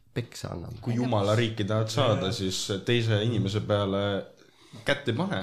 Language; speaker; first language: Estonian; native; Estonian